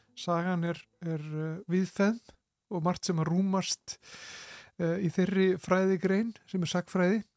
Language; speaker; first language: Icelandic; native; Icelandic